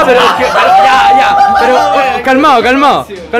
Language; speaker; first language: Spanish; native; Spanish